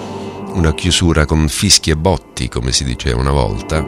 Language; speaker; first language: Italian; native; Italian